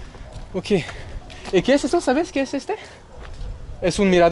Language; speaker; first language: Spanish; non-native, learner; French